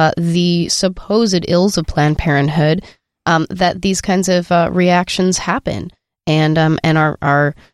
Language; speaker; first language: English; native; English